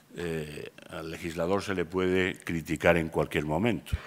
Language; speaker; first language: Spanish; native; Spanish